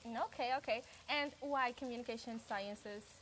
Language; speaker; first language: English; non-native, fluent; Portuguese